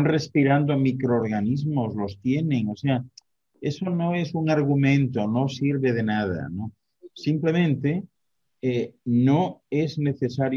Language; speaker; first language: Spanish; native; Spanish